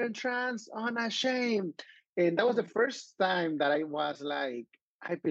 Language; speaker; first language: English; non-native, fluent; Spanish